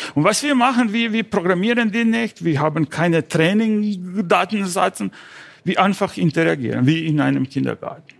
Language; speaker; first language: German; non-native, fluent; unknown